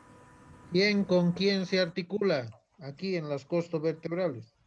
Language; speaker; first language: Spanish; native; Spanish